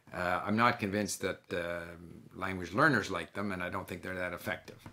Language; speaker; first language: English; early bilingual, other home language; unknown